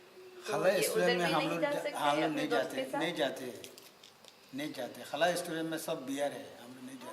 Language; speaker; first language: Hindi; non-native, learner; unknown